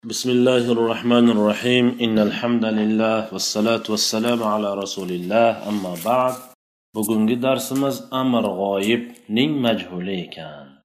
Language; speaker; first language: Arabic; non-native, fluent; Uzbek